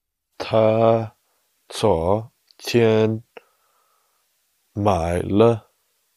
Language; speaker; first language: Chinese; non-native, learner; English